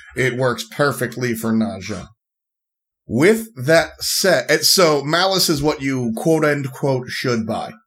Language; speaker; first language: English; native; English